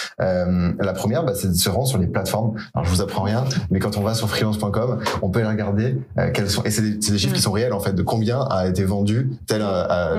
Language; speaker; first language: French; native; French